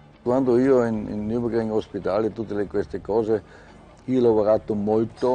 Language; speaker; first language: Italian; non-native, learner; German